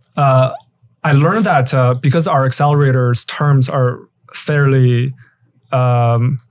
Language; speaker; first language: English; native; English